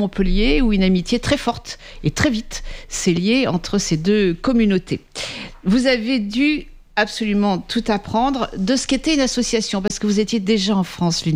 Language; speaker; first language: French; native; French